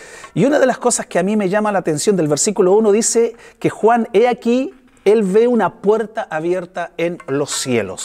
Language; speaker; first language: Spanish; native; Spanish